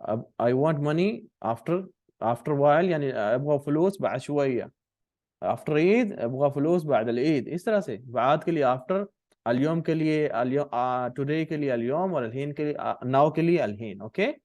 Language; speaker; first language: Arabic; non-native, fluent; Urdu